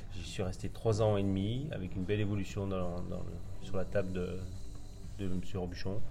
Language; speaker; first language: French; native; French